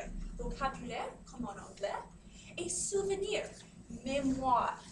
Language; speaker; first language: French; non-native, fluent; English